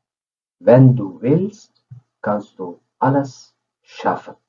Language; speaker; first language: German; non-native, fluent; Urdu